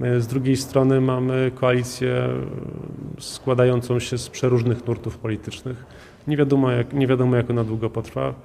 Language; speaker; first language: Polish; native; Polish